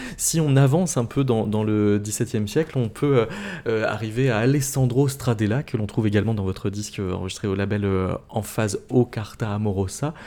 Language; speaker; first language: French; native; French